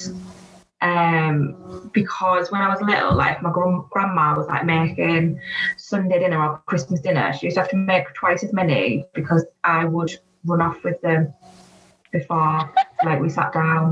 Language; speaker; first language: English; native; English